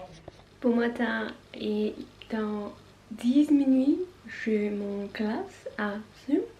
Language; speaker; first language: French; non-native, learner; Norwegian